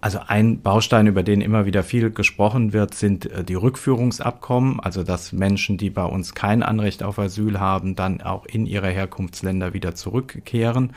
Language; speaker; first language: German; native; German